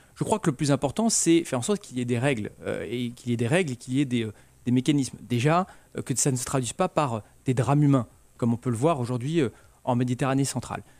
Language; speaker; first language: French; native; French